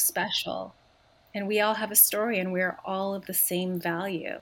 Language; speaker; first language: English; native; English